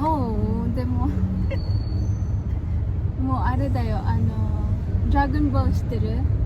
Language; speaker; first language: Japanese; non-native, fluent; Filipino